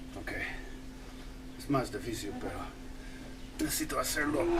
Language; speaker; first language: Spanish; non-native, learner; English